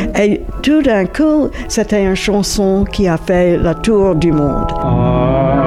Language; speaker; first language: French; non-native, fluent; English